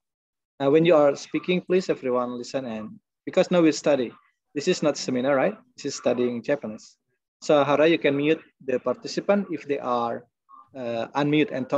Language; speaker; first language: English; non-native, learner; Indonesian